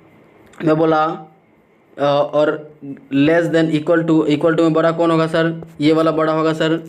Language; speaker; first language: Hindi; native; Hindi